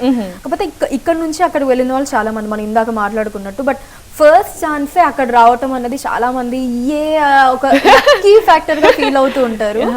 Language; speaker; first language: Telugu; native; Telugu